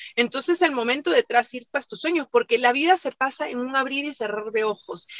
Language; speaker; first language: Spanish; native; Spanish